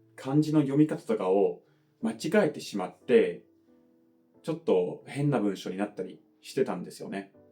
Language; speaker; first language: Japanese; non-native, fluent; English